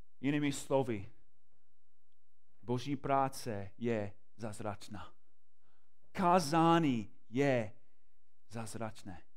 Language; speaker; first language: Czech; non-native, fluent; English